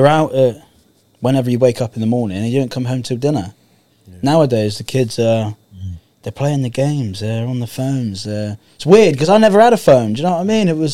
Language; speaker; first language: English; native; English